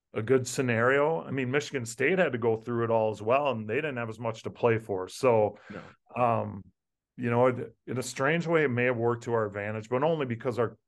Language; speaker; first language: English; native; English